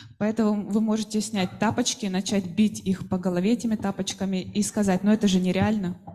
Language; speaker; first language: Russian; native; Russian